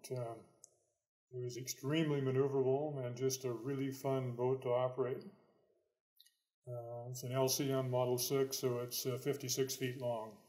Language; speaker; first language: English; native; English